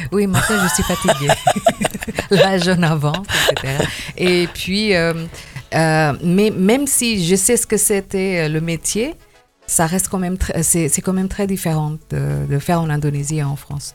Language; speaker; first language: French; non-native, fluent; Indonesian